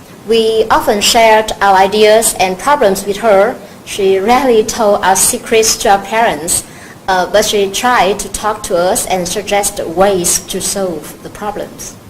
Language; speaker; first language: English; non-native, learner; Vietnamese